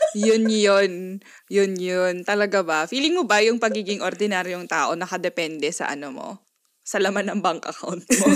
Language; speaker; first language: Filipino; non-native, local second language; Pampanga